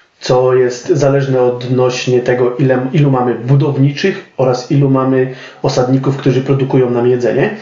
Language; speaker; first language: Polish; native; Polish